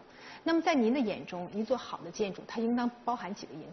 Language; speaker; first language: Chinese; native; Chinese